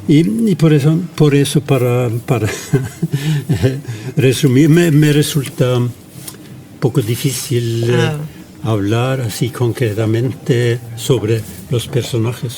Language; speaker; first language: Spanish; non-native, fluent; Norwegian